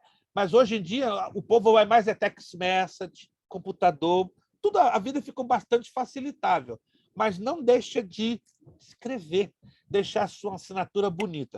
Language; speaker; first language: Portuguese; native; Portuguese